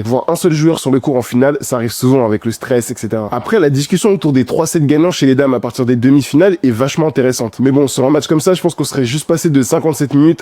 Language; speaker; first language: French; native; French